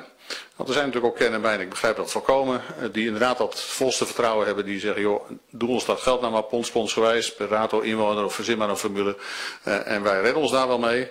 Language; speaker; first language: Dutch; native; Dutch